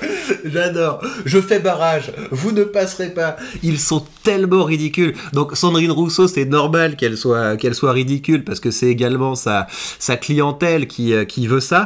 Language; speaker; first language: French; native; French